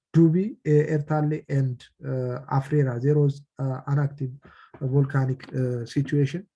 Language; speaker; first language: English; non-native, local second language; Amharic